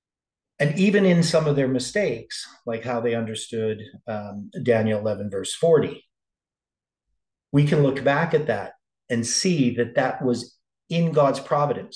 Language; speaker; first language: English; native; English